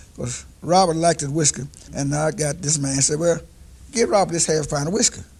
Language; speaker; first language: English; native; English